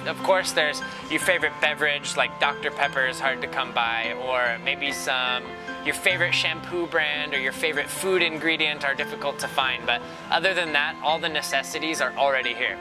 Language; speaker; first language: English; native; English